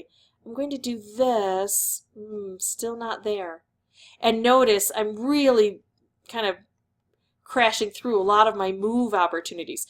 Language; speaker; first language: English; native; English